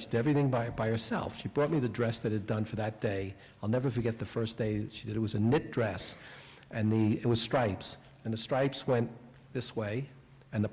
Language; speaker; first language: English; native; English